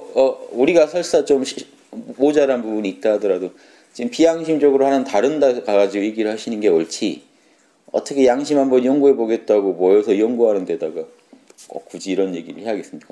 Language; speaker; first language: Korean; native; Korean